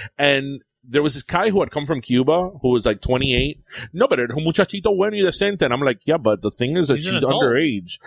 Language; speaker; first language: English; early bilingual, other home language; Spanish